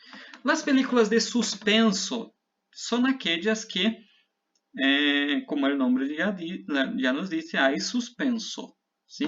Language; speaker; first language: Spanish; non-native, fluent; Portuguese